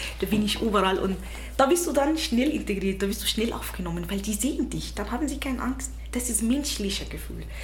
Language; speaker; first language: German; non-native, fluent; Arabic